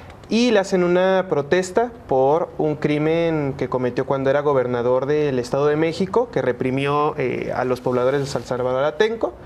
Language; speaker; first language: Spanish; native; Spanish